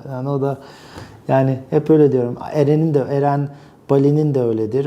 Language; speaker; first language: Turkish; early bilingual, other home language; English